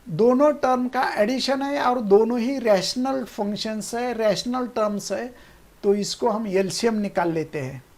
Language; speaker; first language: Hindi; non-native, local second language; Marathi